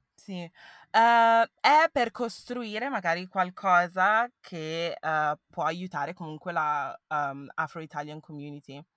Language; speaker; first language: Italian; early bilingual, other home language; English